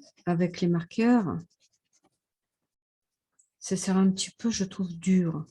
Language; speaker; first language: French; non-native, fluent; Russian